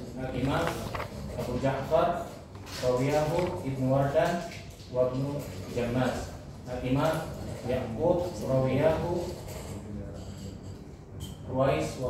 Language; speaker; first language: Arabic; non-native, learner; Indonesian